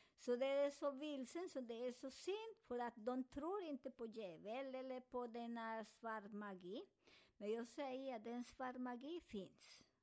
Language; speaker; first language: Swedish; non-native, fluent; Spanish